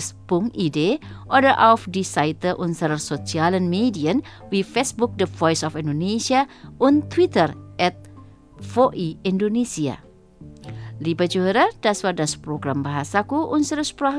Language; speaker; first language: German; non-native, fluent; Indonesian